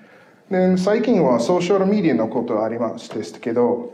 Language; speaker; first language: Japanese; non-native, fluent; English